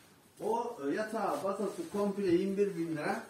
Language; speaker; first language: Turkish; native; Turkish